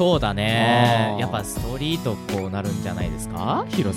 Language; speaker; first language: Japanese; native; Japanese